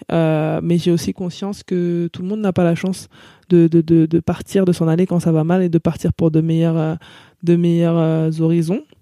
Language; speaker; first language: French; native; French